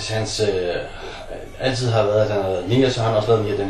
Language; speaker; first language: Danish; non-native, fluent; Arabic